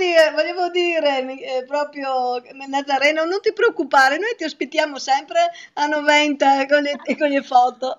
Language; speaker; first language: Italian; native; Italian